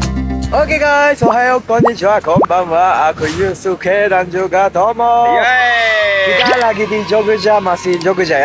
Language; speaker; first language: Indonesian; non-native, fluent; Japanese